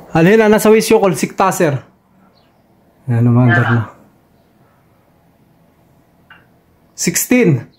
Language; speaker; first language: Arabic; non-native, learner; Filipino